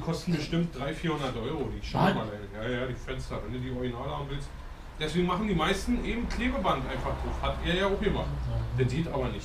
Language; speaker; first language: German; native; German